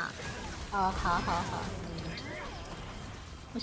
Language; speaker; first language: Chinese; native; Chinese